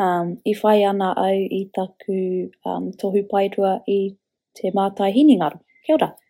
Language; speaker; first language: Māori; non-native, local second language; English